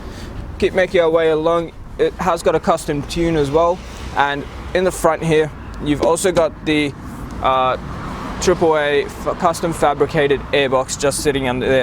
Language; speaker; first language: English; native; English